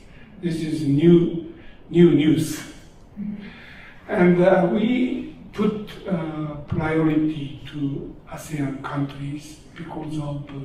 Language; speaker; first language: English; non-native, learner; Japanese